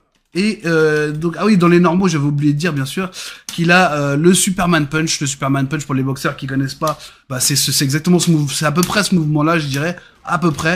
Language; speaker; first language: French; native; French